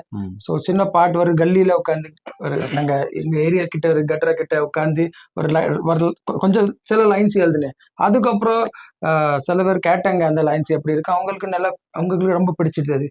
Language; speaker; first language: Tamil; early bilingual, heritage; Tamil